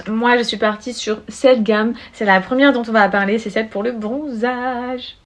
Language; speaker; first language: French; native; French